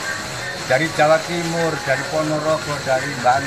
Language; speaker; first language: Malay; non-native, local second language; Javanese